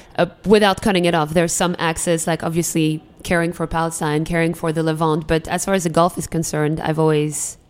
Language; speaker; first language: English; non-native, fluent; Arabic